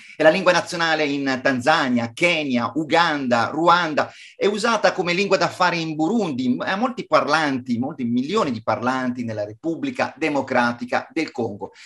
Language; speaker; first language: Italian; native; Italian